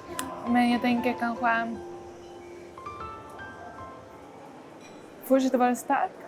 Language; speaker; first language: Swedish; non-native, fluent; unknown